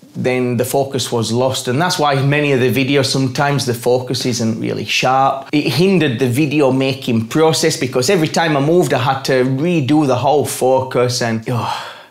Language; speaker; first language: English; native; English